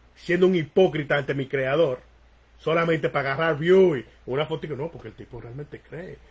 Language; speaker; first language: Spanish; early bilingual, heritage; Spanish